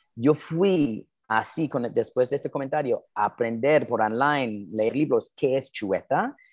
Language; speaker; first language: Spanish; non-native, fluent; English